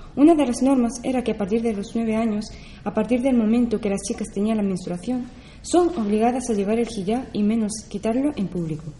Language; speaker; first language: Spanish; non-native, fluent; Persian